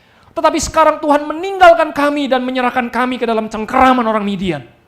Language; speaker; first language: Indonesian; native; Indonesian